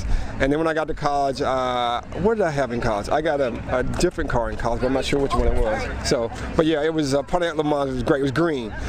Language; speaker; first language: English; native; English